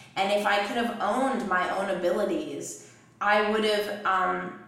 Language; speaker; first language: English; native; English